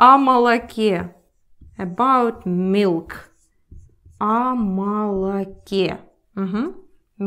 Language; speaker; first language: Russian; non-native, learner; English